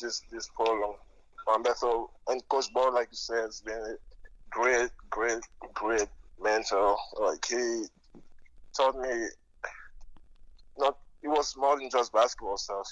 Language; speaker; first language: English; non-native, local second language; French